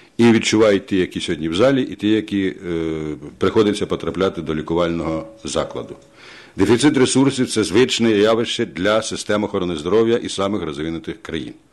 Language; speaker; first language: Ukrainian; native; Ukrainian